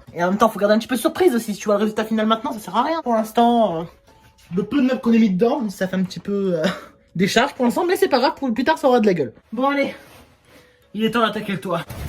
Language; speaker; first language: French; native; French